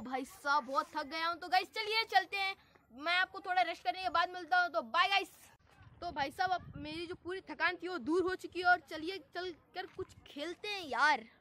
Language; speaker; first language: Hindi; native; Hindi